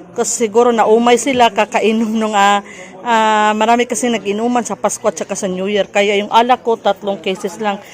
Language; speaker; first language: Filipino; non-native, local second language; Cebuano